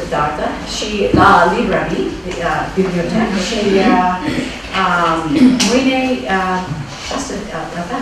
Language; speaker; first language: Romanian; non-native, learner; English